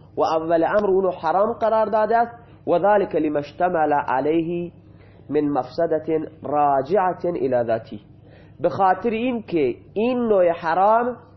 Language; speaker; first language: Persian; non-native, local second language; Baluchi